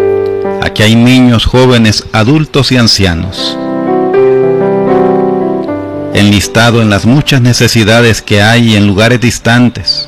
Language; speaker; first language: Spanish; native; Spanish